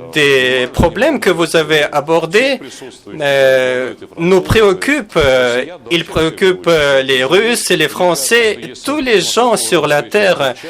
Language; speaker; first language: French; non-native, fluent; Russian